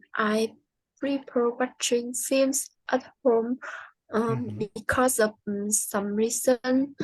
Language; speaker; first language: English; non-native, learner; Vietnamese